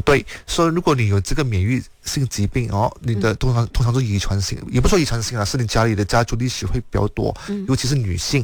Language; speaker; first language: Chinese; native; Chinese